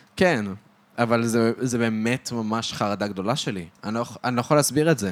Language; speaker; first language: Hebrew; early bilingual, other home language; French